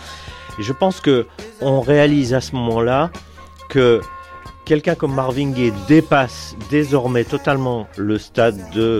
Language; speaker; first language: French; native; French